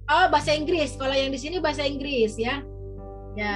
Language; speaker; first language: Indonesian; native; Indonesian